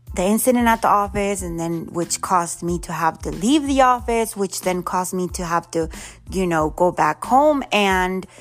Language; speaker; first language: English; early bilingual, other home language; Spanish